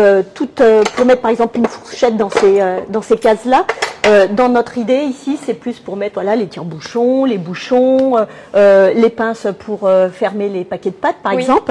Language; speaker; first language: French; native; French